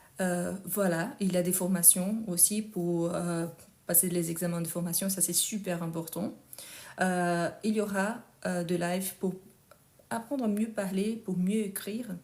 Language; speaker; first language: French; non-native, fluent; Portuguese